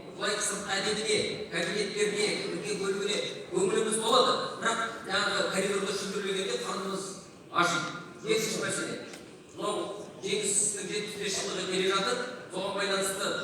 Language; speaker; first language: Kazakh; native; Kazakh